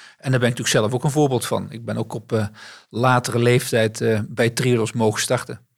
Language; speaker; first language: Dutch; native; Dutch